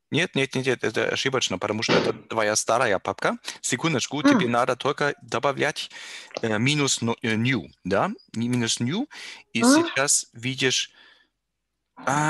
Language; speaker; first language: Russian; non-native, learner; German